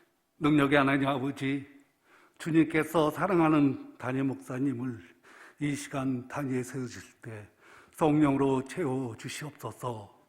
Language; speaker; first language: Korean; native; Korean